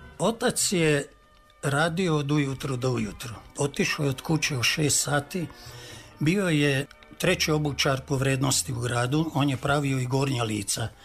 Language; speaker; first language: Serbian; native; Serbian